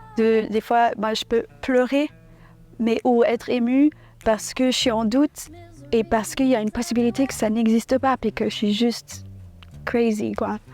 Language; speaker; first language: French; early bilingual, other home language; English